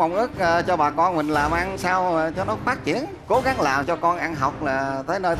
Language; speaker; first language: Vietnamese; native; Vietnamese